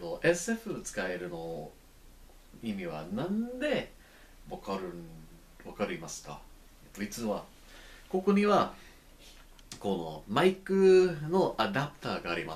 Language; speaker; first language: Japanese; non-native, learner; English